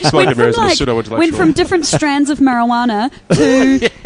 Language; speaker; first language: English; native; English